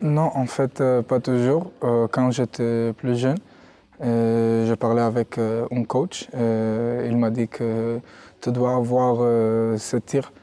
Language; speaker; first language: French; non-native, learner; Hebrew